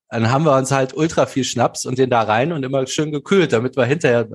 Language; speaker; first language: German; native; German